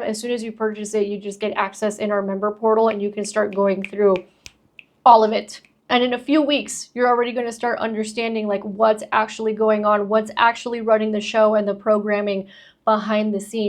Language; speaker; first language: English; native; English